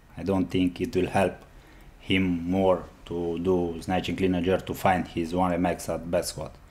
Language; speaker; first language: English; non-native, learner; Romanian